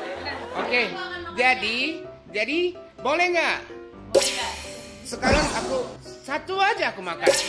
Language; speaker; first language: Indonesian; non-native, fluent; Japanese